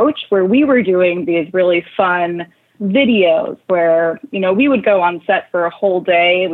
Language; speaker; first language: English; native; English